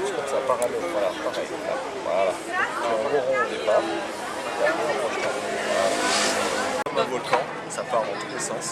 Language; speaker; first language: French; native; French